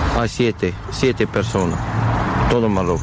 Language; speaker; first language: Spanish; non-native, learner; Arabic